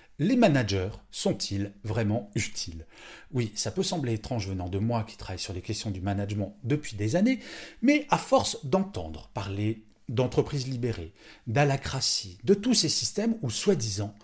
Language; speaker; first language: French; native; French